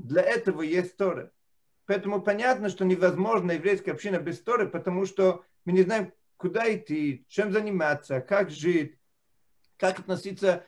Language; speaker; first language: Russian; non-native, fluent; Italian